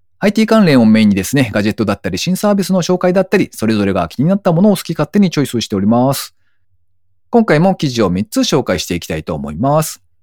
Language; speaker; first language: Japanese; native; Japanese